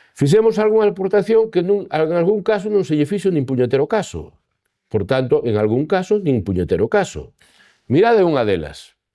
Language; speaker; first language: Galician; native; Galician